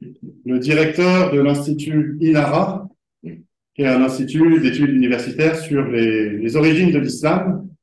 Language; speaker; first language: French; native; French